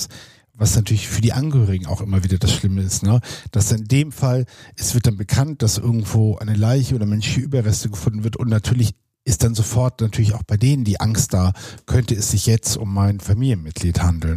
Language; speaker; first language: German; native; German